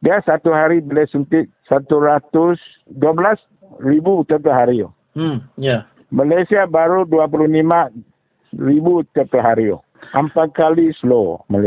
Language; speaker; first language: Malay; non-native, local second language; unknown